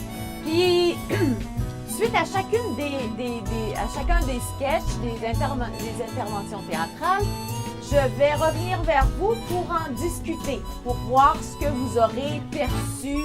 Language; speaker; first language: French; native; French